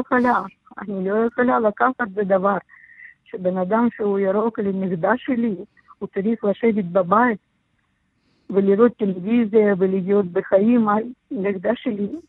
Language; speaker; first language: Hebrew; non-native, learner; Russian